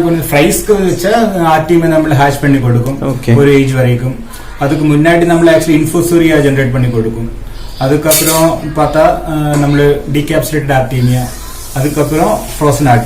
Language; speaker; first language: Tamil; non-native, learner; Malayalam